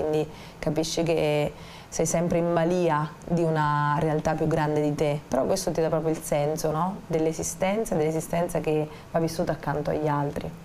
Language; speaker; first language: Italian; native; Italian